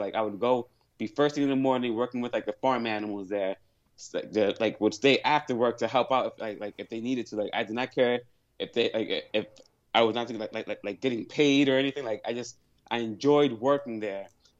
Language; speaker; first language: English; native; English